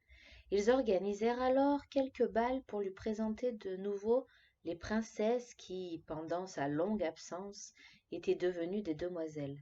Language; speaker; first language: French; native; French